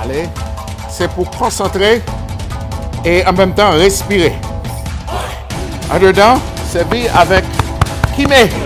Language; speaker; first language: French; non-native, learner; Haitian Creole